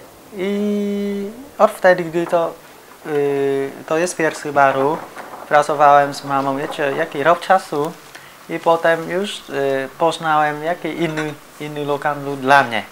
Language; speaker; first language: Polish; non-native, learner; Vietnamese